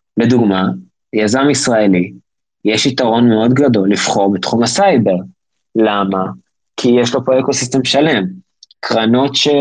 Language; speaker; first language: Hebrew; native; Hebrew